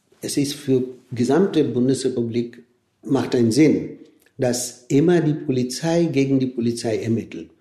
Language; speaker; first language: German; non-native, fluent; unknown